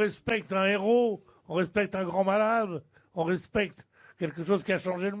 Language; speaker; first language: French; native; French